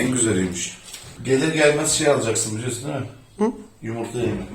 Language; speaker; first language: Turkish; early bilingual, heritage; Turkish